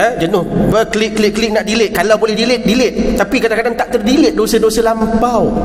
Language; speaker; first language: Malay; native; Malay